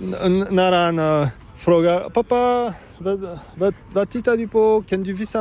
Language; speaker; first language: Swedish; non-native, learner; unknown